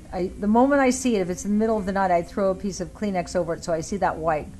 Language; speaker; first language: English; native; English